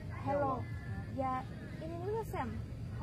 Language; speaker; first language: English; non-native, learner; Javanese